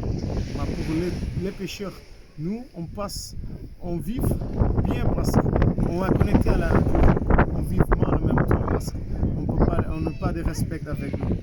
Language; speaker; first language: French; non-native, fluent; Kabuverdianu